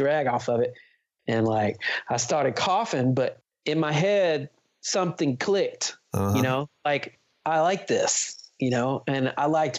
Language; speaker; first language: English; native; English